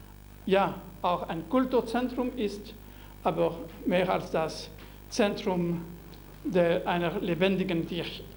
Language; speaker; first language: German; non-native, local second language; French